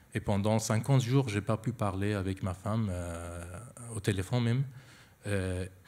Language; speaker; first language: French; non-native, fluent; Persian